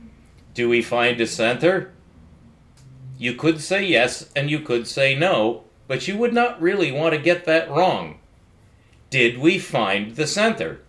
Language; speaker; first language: English; native; English